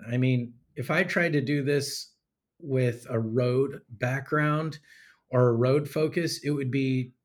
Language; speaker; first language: English; native; English